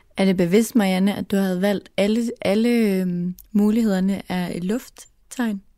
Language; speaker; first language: Danish; native; Danish